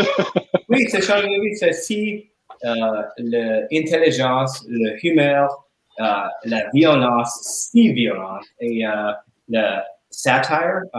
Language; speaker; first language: French; non-native, learner; English